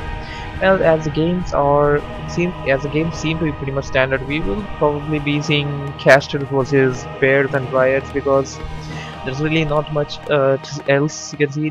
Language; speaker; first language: English; non-native, fluent; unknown